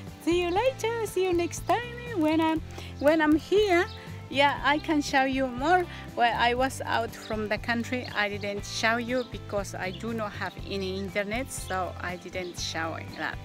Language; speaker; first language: English; non-native, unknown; Spanish